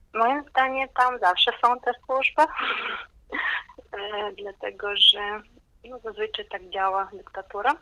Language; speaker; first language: Polish; non-native, fluent; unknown